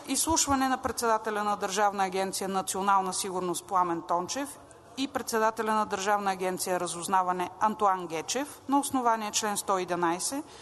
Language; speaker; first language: Bulgarian; native; Bulgarian